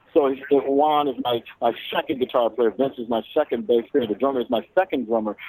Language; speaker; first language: English; native; English